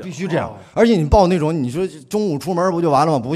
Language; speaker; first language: Chinese; native; Chinese